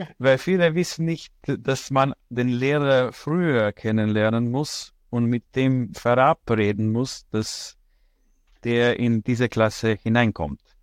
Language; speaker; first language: German; non-native, fluent; Slovenian